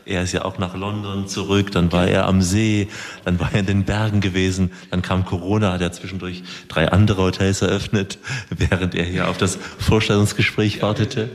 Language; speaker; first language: German; native; German